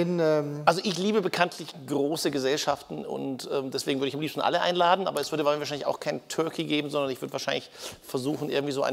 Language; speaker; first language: German; native; German